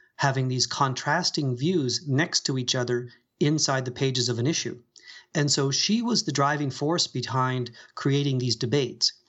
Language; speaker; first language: English; native; English